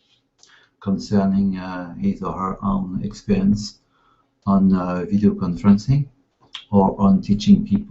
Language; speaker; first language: English; non-native, fluent; French